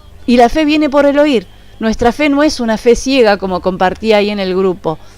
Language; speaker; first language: Spanish; native; Spanish